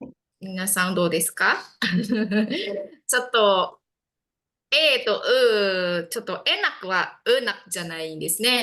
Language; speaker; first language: Japanese; non-native, fluent; Indonesian